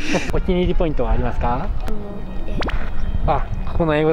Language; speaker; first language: Japanese; native; Japanese